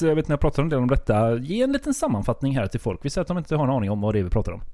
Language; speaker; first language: Swedish; native; Swedish